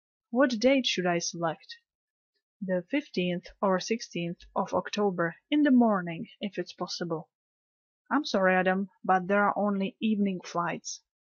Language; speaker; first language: English; non-native, fluent; Czech